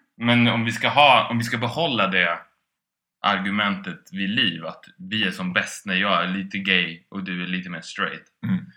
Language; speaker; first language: Swedish; native; Swedish